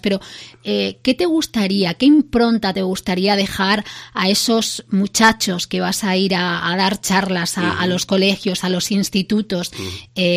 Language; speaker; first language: Spanish; native; Spanish